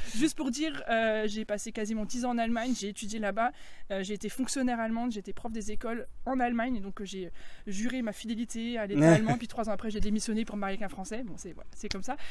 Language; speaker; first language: French; native; French